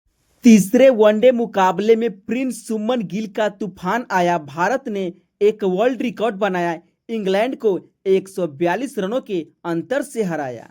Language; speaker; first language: Hindi; native; Hindi